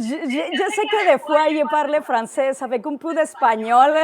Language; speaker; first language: French; non-native, learner; Spanish